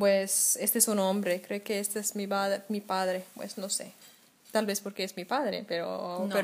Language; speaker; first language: Spanish; non-native, fluent; Arabic